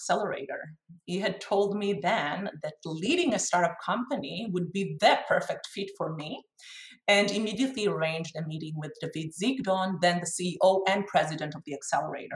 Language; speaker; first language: English; non-native, fluent; Hebrew